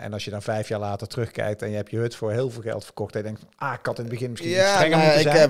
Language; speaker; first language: Dutch; native; Dutch